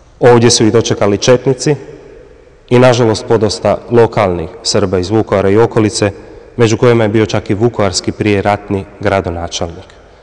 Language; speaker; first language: Croatian; native; Croatian